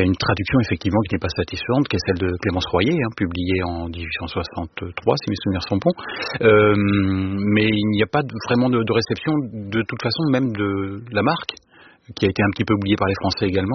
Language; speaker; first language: French; native; French